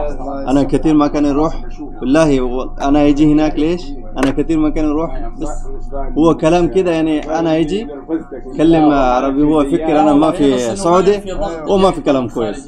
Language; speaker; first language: Arabic; non-native, learner; Bangla